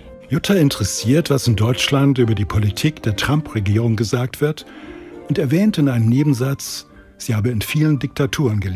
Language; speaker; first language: German; native; German